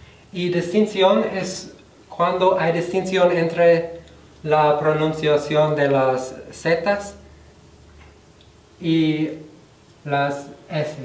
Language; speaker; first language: Spanish; non-native, fluent; English